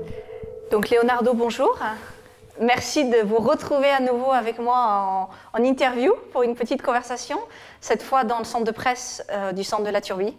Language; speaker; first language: French; native; French